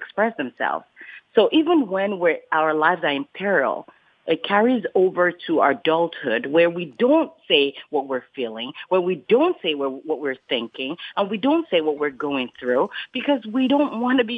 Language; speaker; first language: English; non-native, local second language; Yoruba